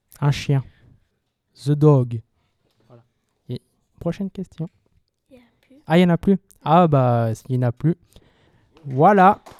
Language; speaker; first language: French; native; French